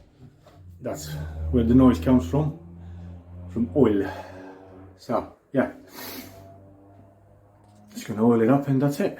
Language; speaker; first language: English; non-native, fluent; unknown